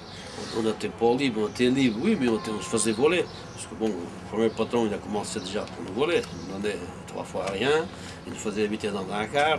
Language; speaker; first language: French; non-native, fluent; Portuguese